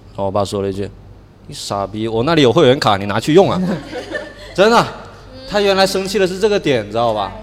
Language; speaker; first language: Chinese; non-native, local second language; Min Nan Chinese